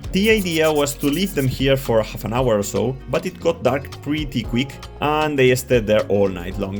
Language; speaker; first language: English; non-native, fluent; Spanish